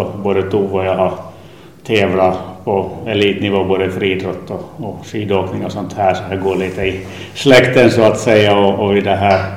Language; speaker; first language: Swedish; native; Swedish